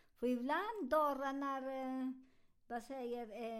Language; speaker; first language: Swedish; non-native, learner; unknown